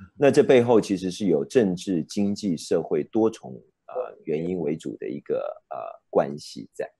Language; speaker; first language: Chinese; native; Chinese